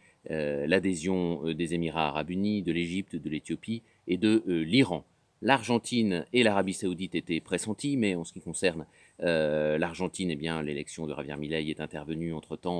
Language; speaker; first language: French; native; French